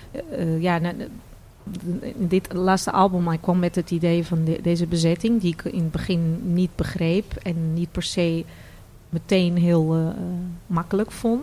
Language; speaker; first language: Dutch; non-native, fluent; Portuguese